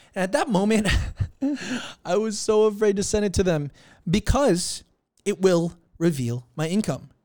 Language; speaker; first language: English; early bilingual, other home language; Filipino